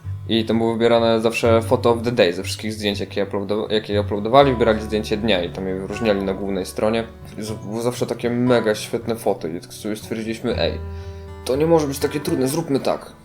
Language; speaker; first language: Polish; native; Polish